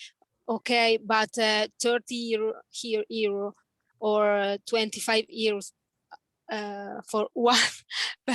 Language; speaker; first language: English; non-native, learner; Italian